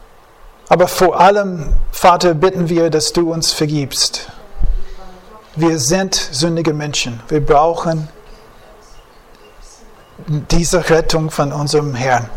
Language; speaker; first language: German; non-native, fluent; English